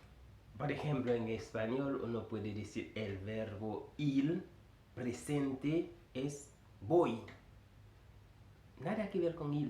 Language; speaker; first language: Spanish; non-native, fluent; Haitian Creole